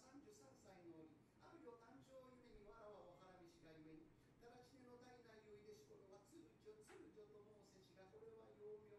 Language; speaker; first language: Japanese; native; Japanese